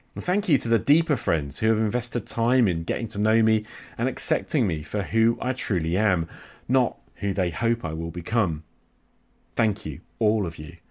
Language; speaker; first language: English; native; English